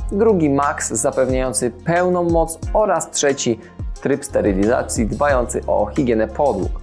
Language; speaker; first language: Polish; native; Polish